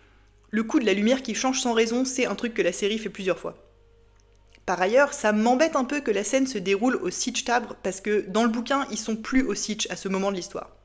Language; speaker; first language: French; native; French